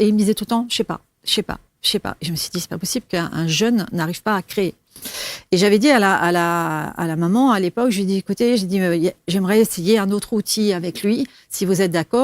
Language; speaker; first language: French; native; French